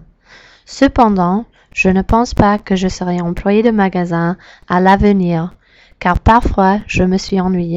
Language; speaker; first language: French; non-native, learner; English